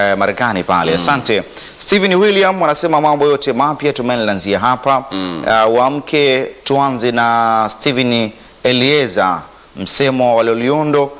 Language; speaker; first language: Swahili; native; Swahili